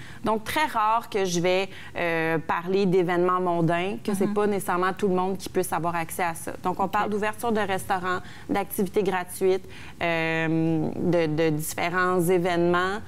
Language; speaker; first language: French; native; French